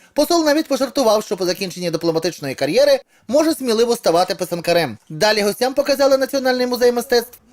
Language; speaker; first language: Ukrainian; native; Ukrainian